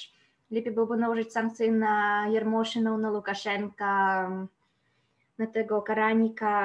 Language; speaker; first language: Polish; non-native, fluent; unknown